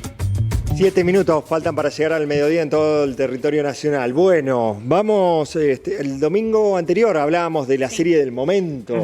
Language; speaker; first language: Spanish; native; Spanish